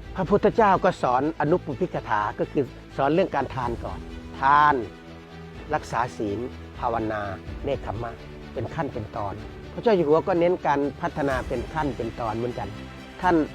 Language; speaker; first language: Thai; native; Thai